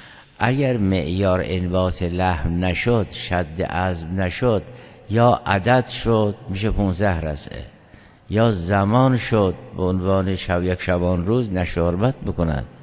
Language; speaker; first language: Persian; native; Persian